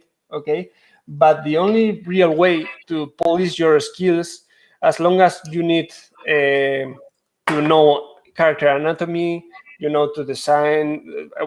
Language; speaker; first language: English; non-native, fluent; Spanish